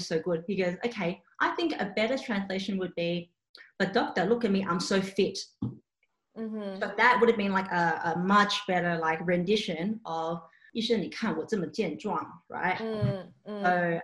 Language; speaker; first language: English; non-native, local second language; Cantonese